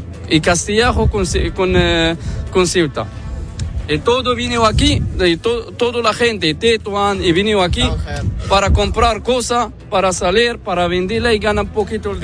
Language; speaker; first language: Spanish; non-native, learner; Arabic